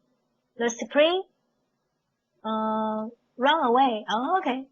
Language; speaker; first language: English; non-native, learner; Chinese